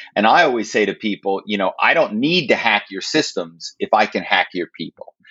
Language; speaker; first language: English; native; English